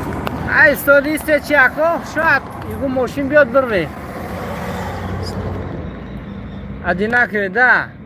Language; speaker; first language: Russian; non-native, local second language; Tajik